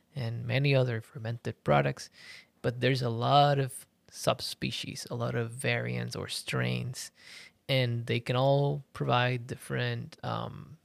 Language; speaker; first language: English; early bilingual, other home language; Spanish